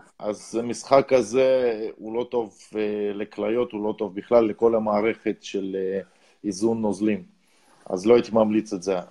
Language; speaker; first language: Hebrew; non-native, fluent; Russian